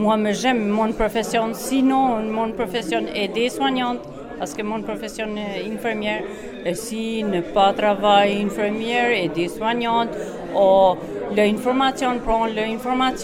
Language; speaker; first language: French; non-native, learner; Albanian